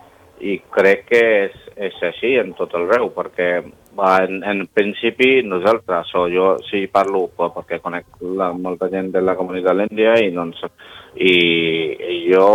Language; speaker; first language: Catalan; non-native, learner; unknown